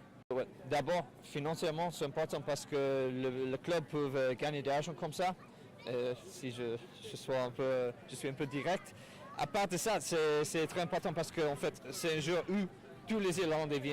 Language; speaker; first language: French; non-native, fluent; English